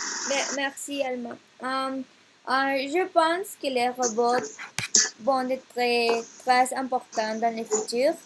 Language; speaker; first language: French; non-native, learner; Spanish